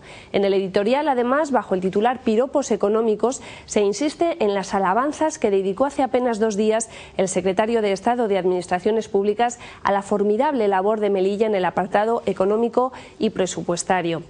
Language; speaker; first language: Spanish; native; Spanish